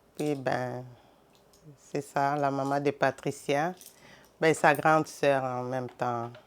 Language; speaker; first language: French; non-native, local second language; Lingala